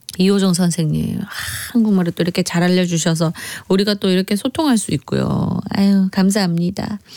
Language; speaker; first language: Korean; native; Korean